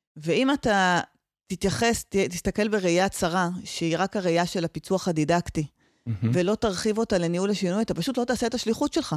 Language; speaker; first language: Hebrew; native; Hebrew